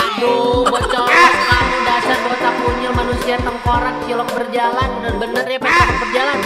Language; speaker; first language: Indonesian; native; Indonesian